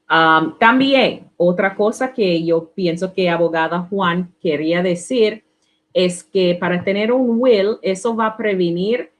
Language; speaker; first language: Spanish; non-native, learner; English